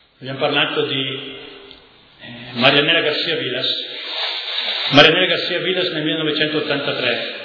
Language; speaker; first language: Italian; native; Italian